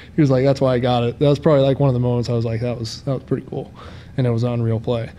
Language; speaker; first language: English; native; English